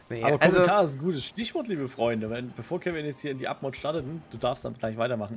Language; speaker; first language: German; native; German